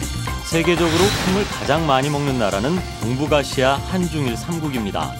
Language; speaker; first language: Korean; native; Korean